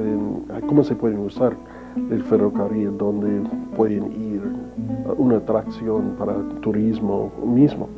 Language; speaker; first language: Spanish; non-native, fluent; English